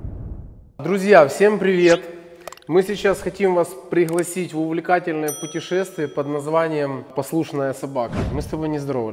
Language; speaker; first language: Russian; native; Russian